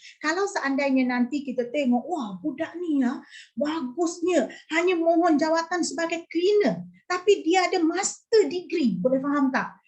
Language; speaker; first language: Malay; native; Malay